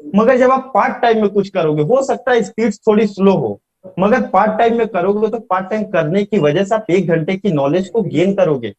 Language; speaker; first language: Hindi; native; Hindi